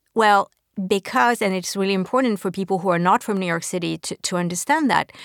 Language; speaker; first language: English; non-native, fluent; French